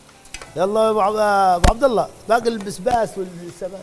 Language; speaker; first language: Arabic; native; Arabic